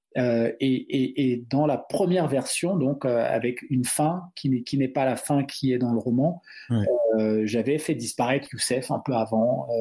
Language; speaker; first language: French; non-native, local second language; Duala